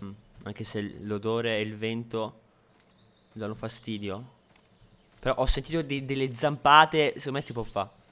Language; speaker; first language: Italian; native; Italian